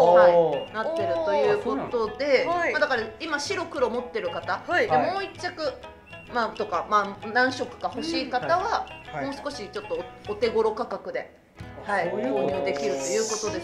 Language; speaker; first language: Japanese; native; Japanese